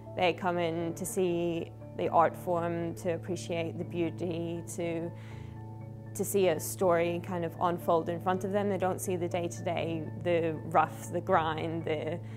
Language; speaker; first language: English; native; English